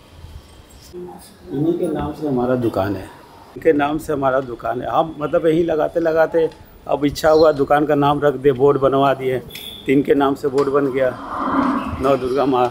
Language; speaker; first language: Hindi; native; Hindi